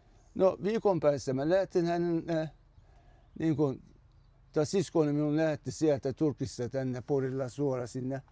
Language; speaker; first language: Finnish; non-native, fluent; Turkish